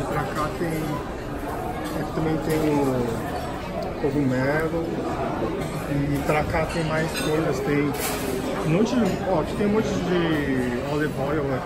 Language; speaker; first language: Portuguese; non-native, fluent; Japanese